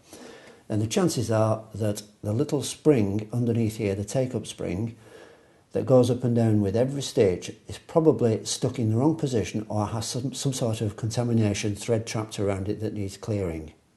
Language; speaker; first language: English; native; English